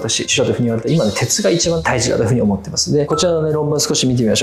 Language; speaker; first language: Japanese; native; Japanese